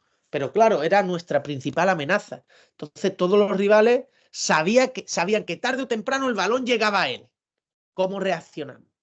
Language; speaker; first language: Spanish; native; Spanish